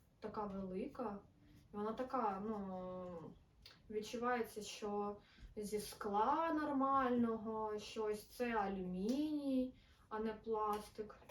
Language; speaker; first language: Ukrainian; non-native, local second language; Russian